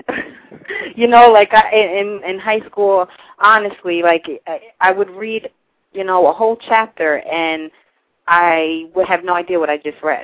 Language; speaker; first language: English; native; English